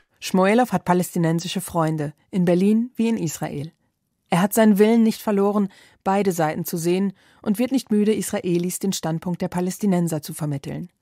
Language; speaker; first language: German; native; German